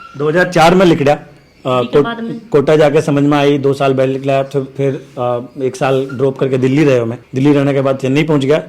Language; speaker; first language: Hindi; native; Hindi